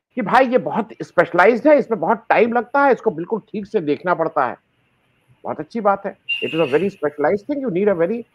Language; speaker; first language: Hindi; native; Hindi